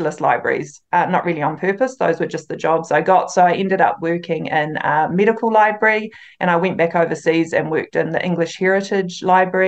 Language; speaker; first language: English; native; English